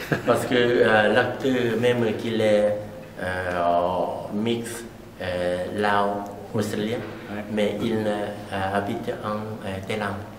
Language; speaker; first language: French; non-native, learner; Lao